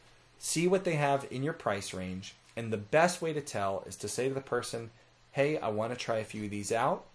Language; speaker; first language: English; native; English